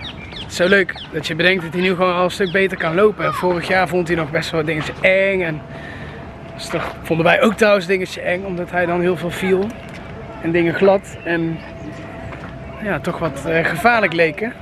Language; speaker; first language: Dutch; native; Dutch